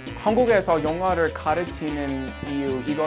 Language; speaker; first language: Korean; non-native, learner; English